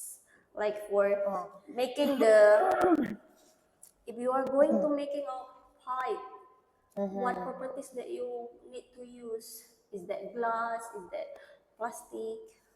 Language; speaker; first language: English; non-native, learner; Indonesian